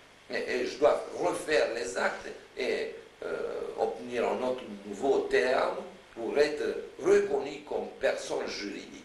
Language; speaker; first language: French; non-native, fluent; Romanian